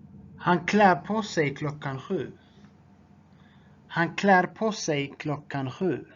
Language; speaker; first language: Swedish; non-native, fluent; Tigrinya